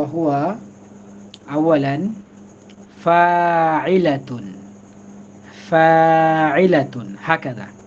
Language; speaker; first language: Arabic; non-native, fluent; Bangla